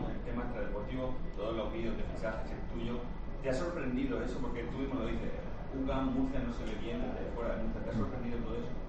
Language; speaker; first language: Spanish; native; Spanish